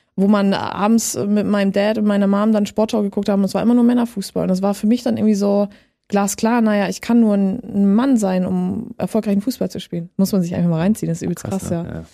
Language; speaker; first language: German; native; German